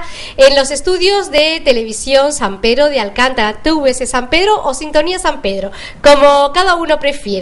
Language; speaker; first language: Spanish; native; Spanish